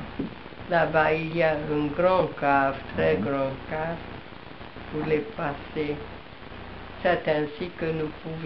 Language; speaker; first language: French; non-native, fluent; Hungarian